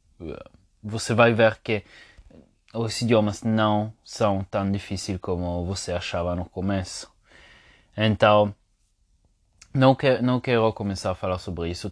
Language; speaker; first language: Portuguese; non-native, fluent; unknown